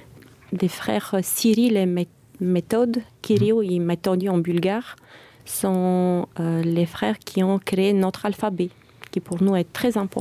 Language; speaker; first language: French; non-native, fluent; Bulgarian